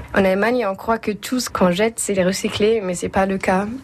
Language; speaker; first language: French; non-native, fluent; German